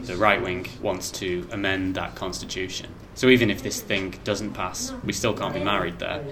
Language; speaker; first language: English; native; English